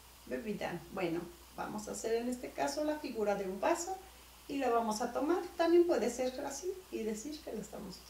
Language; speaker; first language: Spanish; native; Spanish